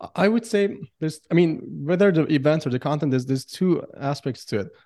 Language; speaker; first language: English; non-native, fluent; Persian